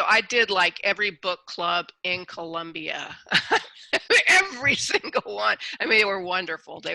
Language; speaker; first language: English; native; English